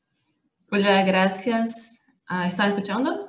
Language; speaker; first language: Spanish; non-native, fluent; Portuguese